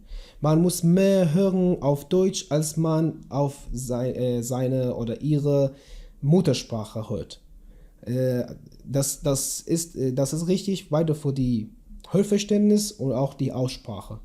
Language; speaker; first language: German; non-native, learner; Kurdish